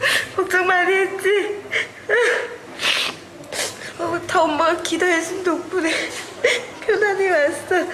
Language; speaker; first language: Korean; non-native, local second language; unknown